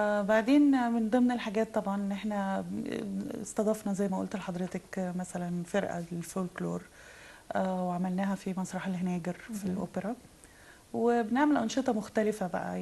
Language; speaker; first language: Arabic; native; Arabic